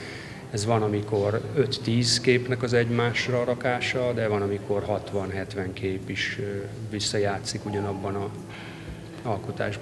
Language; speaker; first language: Hungarian; native; Hungarian